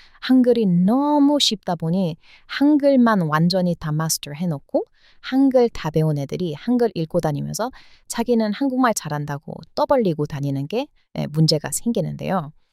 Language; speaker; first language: Korean; non-native, fluent; English